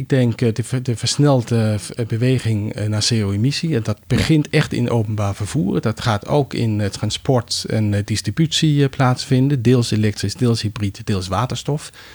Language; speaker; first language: Dutch; non-native, fluent; Danish